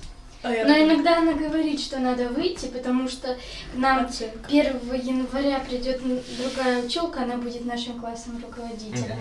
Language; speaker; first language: Russian; native; Russian